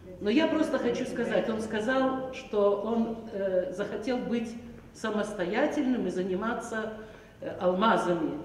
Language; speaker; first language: Russian; native; Russian